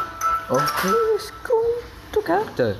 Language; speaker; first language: English; non-native, learner; Indonesian